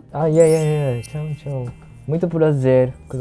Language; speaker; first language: Portuguese; non-native, learner; Japanese